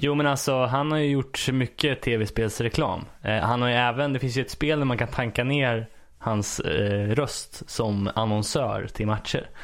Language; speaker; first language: Swedish; native; Swedish